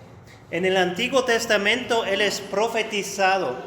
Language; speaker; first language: Spanish; non-native, fluent; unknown